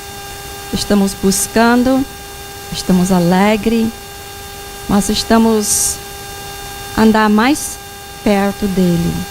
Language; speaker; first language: Portuguese; non-native, fluent; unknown